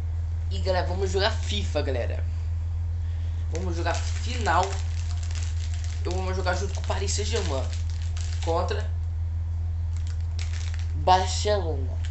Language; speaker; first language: Portuguese; native; Portuguese